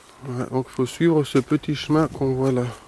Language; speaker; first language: French; native; French